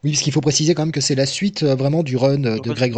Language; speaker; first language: French; native; French